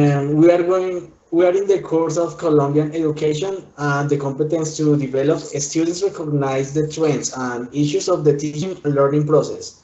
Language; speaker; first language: English; non-native, learner; Spanish